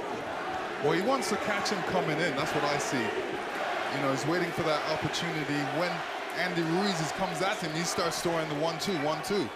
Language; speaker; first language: English; native; English